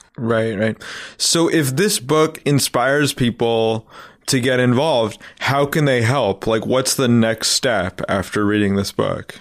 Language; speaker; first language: English; native; English